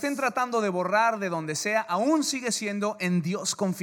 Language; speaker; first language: Spanish; early bilingual, heritage; English